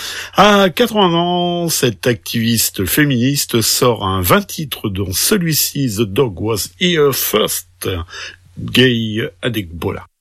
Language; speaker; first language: French; native; French